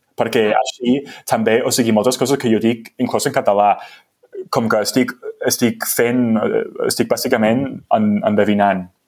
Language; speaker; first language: Catalan; non-native, fluent; English